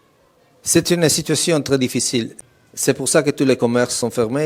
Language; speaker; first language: French; non-native, fluent; Italian